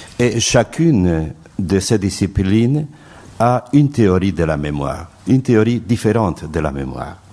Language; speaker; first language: French; non-native, fluent; Spanish